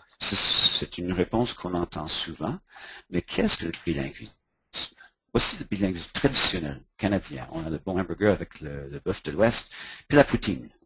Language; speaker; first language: French; non-native, local second language; English